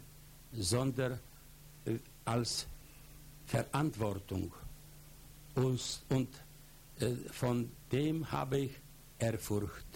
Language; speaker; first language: German; non-native, fluent; Polish